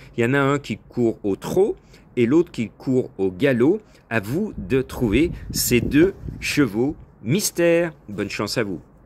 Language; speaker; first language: French; native; French